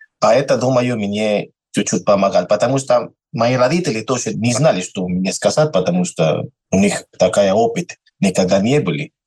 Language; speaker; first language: Russian; non-native, learner; Spanish